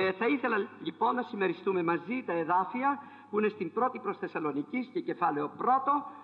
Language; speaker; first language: Greek; non-native, fluent; French